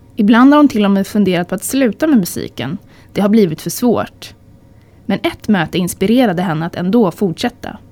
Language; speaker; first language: Swedish; native; Swedish